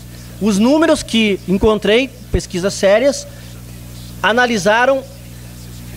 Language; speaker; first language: Portuguese; native; Portuguese